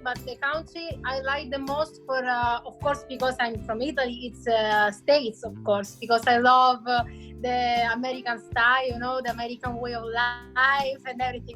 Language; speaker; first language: English; non-native, fluent; Italian